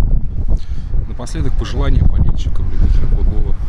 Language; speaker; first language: Russian; native; Russian